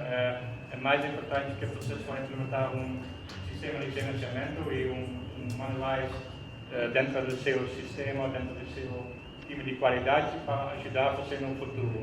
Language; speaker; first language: Portuguese; non-native, fluent; Dutch